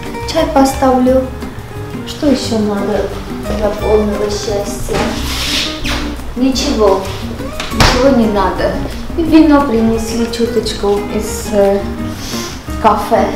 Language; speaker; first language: Russian; non-native, fluent; Armenian